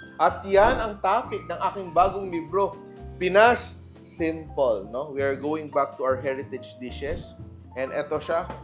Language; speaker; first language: Filipino; non-native, local second language; Cebuano